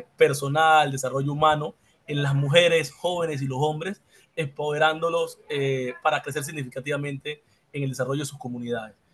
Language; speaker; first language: Spanish; native; Spanish